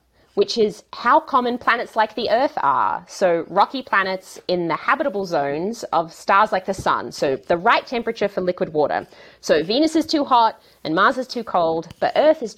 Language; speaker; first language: English; native; English